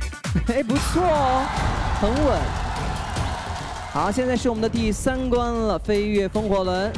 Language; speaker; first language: Chinese; native; Chinese